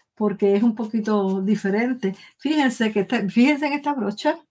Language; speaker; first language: Spanish; native; Spanish